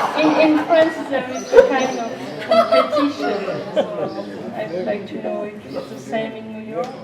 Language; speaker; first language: English; non-native, learner; French